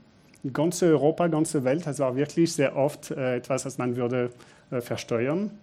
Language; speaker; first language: German; non-native, fluent; French